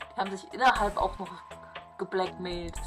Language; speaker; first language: German; native; German